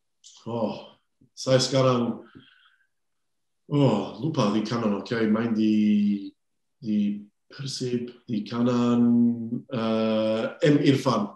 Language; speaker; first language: Indonesian; non-native, fluent; English